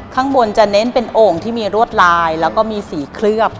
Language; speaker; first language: Thai; native; Thai